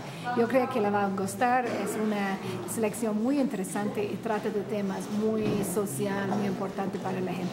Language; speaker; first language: Spanish; non-native, fluent; English